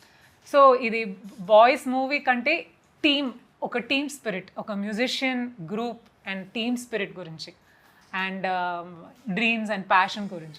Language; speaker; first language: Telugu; non-native, fluent; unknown